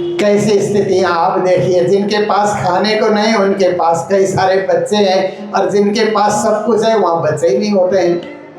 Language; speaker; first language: Hindi; native; Hindi